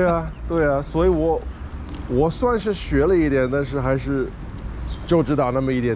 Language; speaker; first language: Chinese; non-native, fluent; English